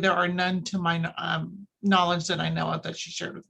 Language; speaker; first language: English; native; English